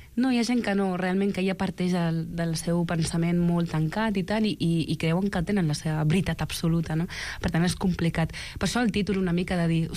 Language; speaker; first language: Catalan; early bilingual, other home language; Arabic